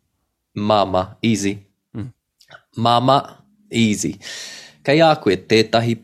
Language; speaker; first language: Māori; non-native, local second language; English